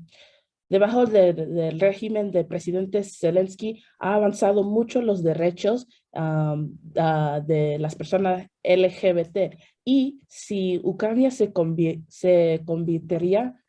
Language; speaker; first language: Spanish; non-native, fluent; English